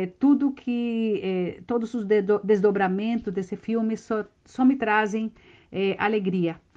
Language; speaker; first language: Portuguese; non-native, fluent; Spanish